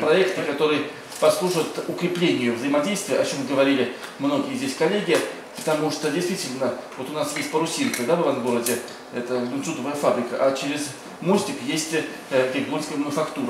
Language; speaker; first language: Russian; native; Russian